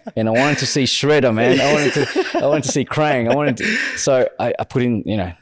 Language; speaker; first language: English; native; English